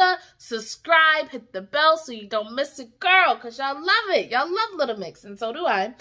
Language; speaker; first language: English; native; English